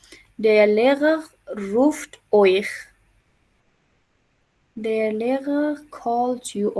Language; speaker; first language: German; non-native, learner; Hindi